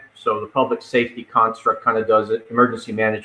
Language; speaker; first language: English; native; English